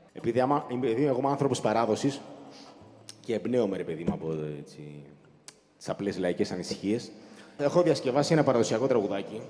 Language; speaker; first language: Greek; native; Greek